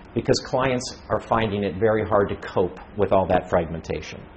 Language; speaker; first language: English; native; English